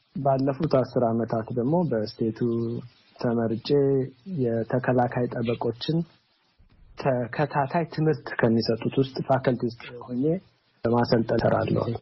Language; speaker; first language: Amharic; native; Amharic